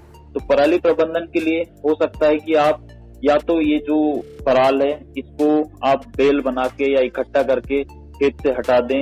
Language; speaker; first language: Hindi; native; Hindi